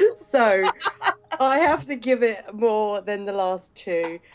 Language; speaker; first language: English; native; English